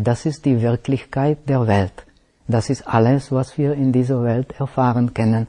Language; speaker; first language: German; non-native, fluent; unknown